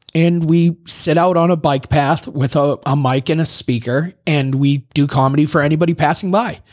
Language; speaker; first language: English; native; English